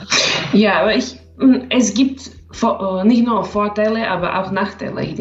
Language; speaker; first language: German; non-native, learner; Slovak